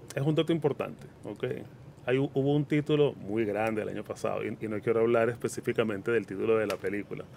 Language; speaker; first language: Spanish; native; Spanish